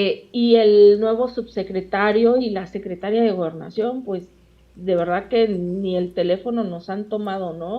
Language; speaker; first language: Spanish; native; Spanish